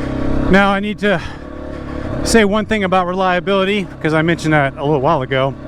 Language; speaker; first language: English; native; English